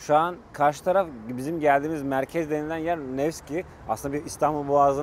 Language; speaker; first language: Turkish; native; Turkish